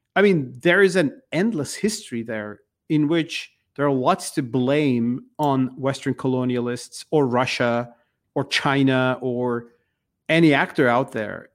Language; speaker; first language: English; non-native, fluent; Turkish